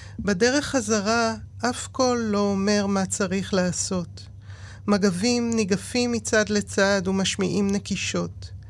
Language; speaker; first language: Hebrew; native; Hebrew